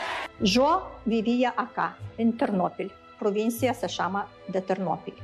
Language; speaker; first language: Spanish; non-native, learner; Ukrainian